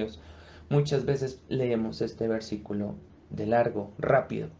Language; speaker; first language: Spanish; native; Spanish